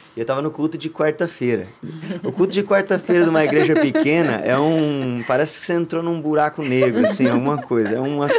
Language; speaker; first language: Portuguese; native; Portuguese